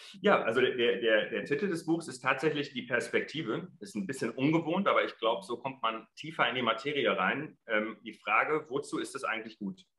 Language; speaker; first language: German; early bilingual, other home language; Arabic